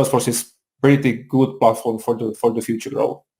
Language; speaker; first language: English; non-native, fluent; Czech